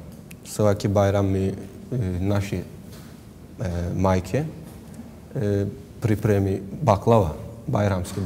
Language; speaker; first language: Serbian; non-native, learner; Turkish